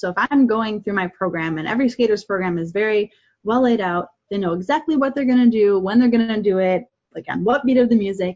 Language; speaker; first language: English; native; English